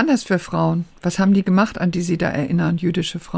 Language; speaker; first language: German; native; German